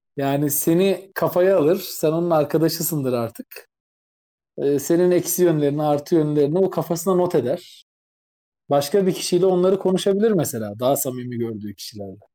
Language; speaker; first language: Turkish; native; Turkish